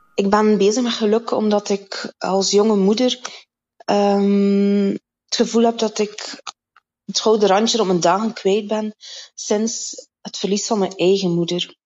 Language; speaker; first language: Dutch; native; Dutch